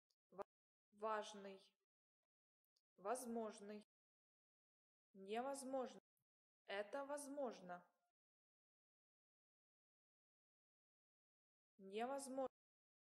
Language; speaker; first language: Russian; non-native, learner; English